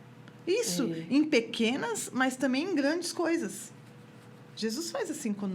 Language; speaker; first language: Portuguese; native; Portuguese